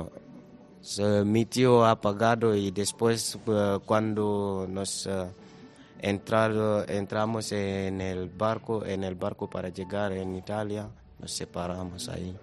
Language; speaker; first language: Spanish; non-native, learner; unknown